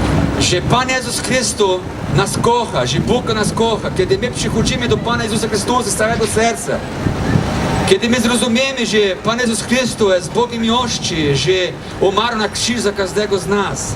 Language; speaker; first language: Polish; non-native, fluent; Portuguese